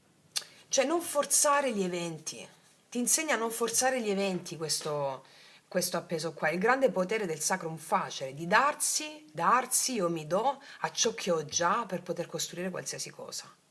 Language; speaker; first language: Italian; native; Italian